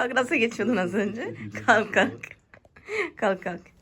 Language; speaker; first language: Turkish; non-native, learner; Arabic